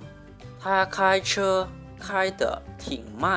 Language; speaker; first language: Chinese; non-native, fluent; Lao